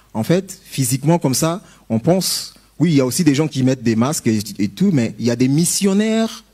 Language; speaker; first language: French; non-native, local second language; Lingala